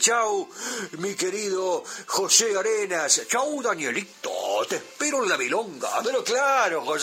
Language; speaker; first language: Spanish; native; Spanish